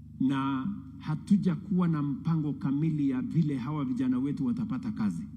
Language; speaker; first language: Swahili; non-native, local second language; Kalenjin